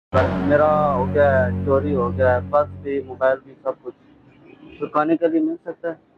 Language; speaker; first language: Hindi; non-native, local second language; Punjabi